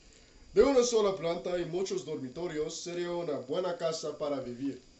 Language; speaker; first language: Spanish; non-native, learner; English